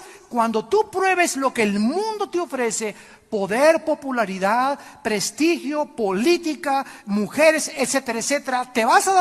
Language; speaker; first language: Spanish; native; Spanish